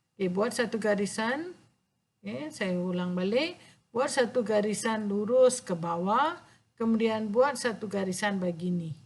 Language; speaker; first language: Malay; non-native, local second language; Tamil